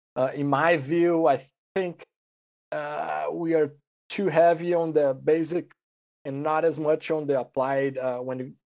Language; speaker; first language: English; non-native, fluent; Portuguese